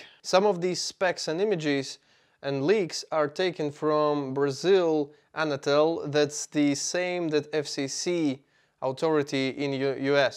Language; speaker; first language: English; non-native, fluent; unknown